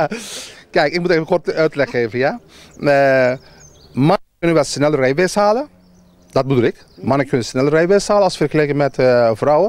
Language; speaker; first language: Dutch; non-native, learner; Turkish